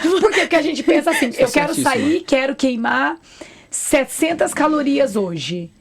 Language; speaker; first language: Portuguese; native; Portuguese